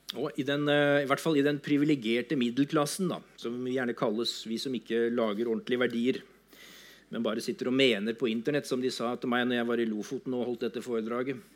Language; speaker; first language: Norwegian; native; Norwegian